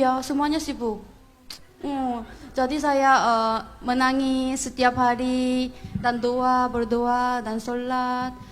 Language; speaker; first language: Indonesian; non-native, fluent; Korean